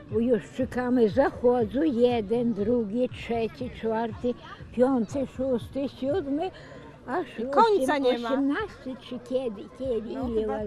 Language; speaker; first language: Polish; early bilingual, heritage; Polish